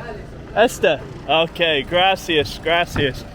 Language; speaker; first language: Spanish; non-native, learner; English